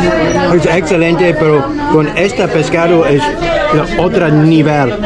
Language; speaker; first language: Spanish; non-native, learner; English